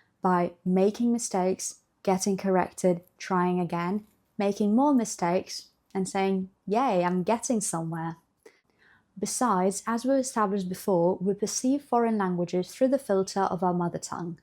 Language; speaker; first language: English; non-native, fluent; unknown